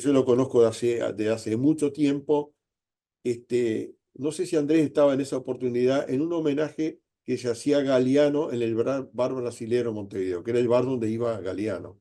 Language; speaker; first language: Spanish; native; Spanish